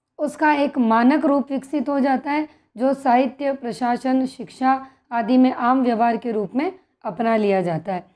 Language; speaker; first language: Hindi; native; Hindi